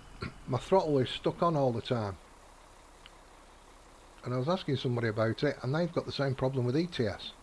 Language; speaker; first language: English; native; English